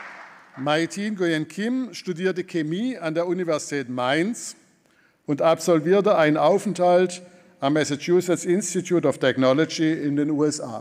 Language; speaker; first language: German; native; German